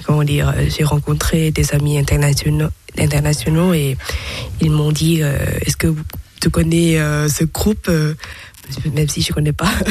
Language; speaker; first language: French; non-native, learner; Thai